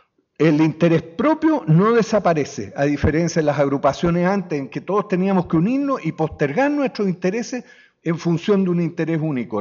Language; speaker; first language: Spanish; native; Spanish